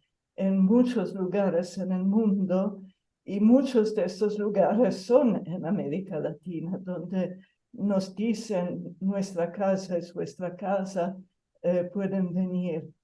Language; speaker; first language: Spanish; non-native, fluent; Italian